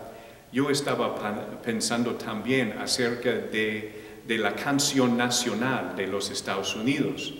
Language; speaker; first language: Spanish; non-native, fluent; English